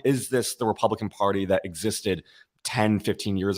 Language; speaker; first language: English; native; English